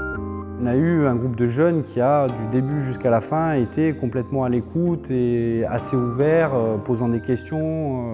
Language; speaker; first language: French; native; French